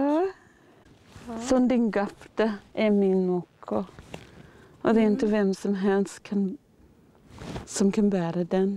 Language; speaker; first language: Swedish; non-native, fluent; Māori